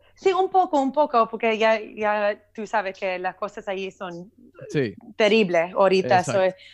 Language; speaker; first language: Spanish; early bilingual, heritage; Spanish